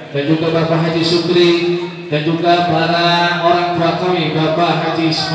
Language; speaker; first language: Indonesian; native; Indonesian